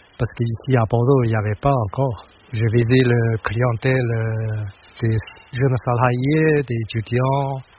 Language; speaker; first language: French; non-native, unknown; Chinese